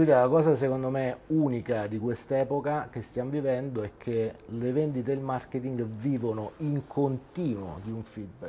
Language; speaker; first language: Italian; native; Italian